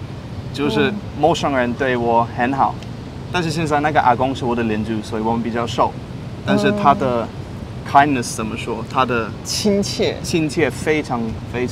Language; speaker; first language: Chinese; non-native, fluent; English